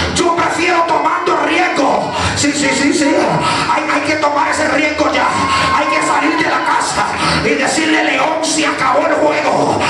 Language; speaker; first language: Spanish; native; Spanish